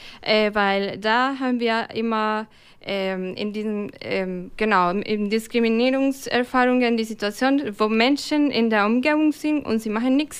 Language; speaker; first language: German; non-native, fluent; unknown